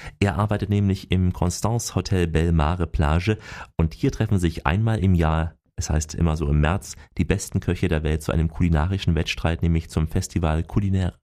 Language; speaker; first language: German; native; German